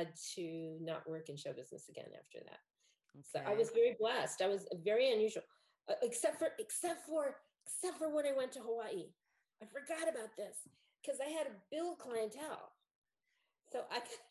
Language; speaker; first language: English; native; English